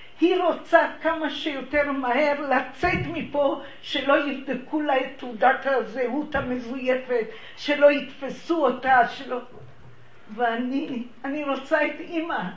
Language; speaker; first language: Hebrew; early bilingual, other home language; Hungarian